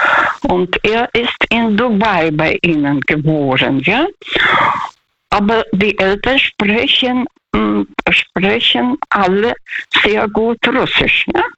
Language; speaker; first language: German; non-native, fluent; Russian